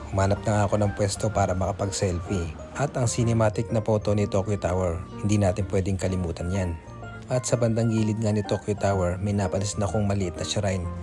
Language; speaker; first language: Filipino; native; Filipino